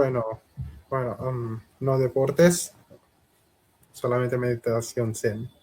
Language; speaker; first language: Spanish; non-native, learner; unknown